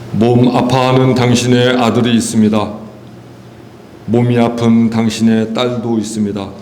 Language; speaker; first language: Korean; native; Korean